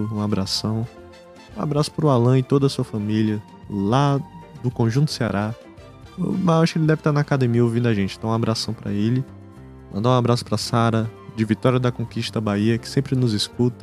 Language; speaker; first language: Portuguese; native; Portuguese